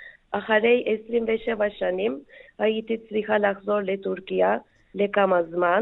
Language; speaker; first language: Hebrew; non-native, fluent; Turkish